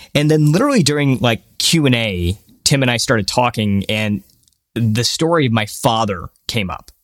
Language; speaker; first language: English; early bilingual, other home language; Hindi